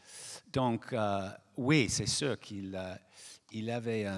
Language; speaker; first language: French; non-native, fluent; English